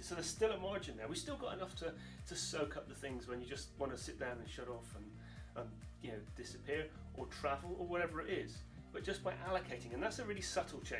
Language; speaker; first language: English; native; English